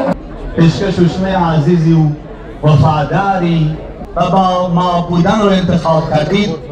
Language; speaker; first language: Persian; non-native, local second language; Kurdish